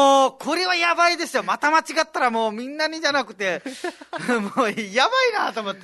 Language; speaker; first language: Japanese; non-native, fluent; Nepali